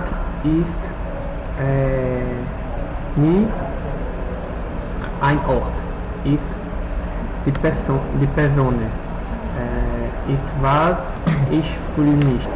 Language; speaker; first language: German; non-native, learner; Portuguese